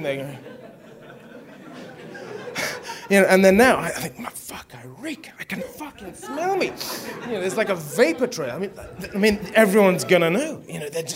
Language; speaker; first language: English; native; English